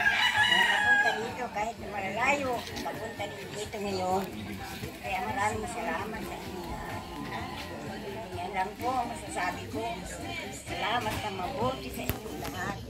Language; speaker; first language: Filipino; non-native, local second language; Cebuano